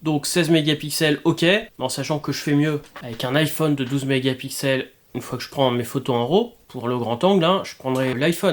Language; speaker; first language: French; native; French